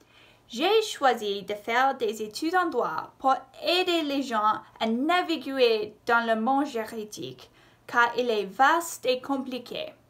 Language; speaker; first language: French; non-native, local second language; English